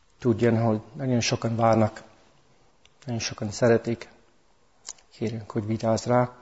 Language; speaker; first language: Hungarian; early bilingual, heritage; English